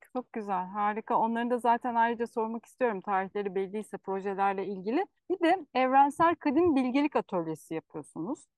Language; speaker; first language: Turkish; native; Turkish